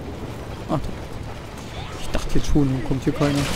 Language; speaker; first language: German; native; German